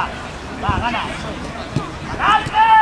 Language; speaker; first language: Spanish; native; Spanish